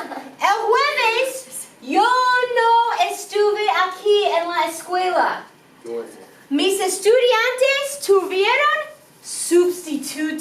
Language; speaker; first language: Spanish; non-native, fluent; English